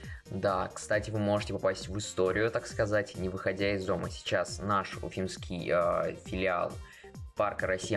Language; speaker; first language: Russian; native; Russian